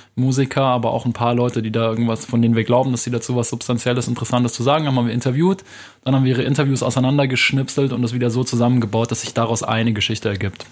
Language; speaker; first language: German; native; German